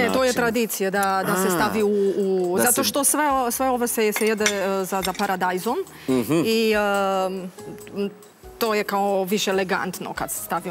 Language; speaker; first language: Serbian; non-native, learner; Romanian